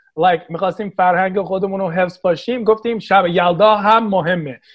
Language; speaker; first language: Persian; early bilingual, heritage; Persian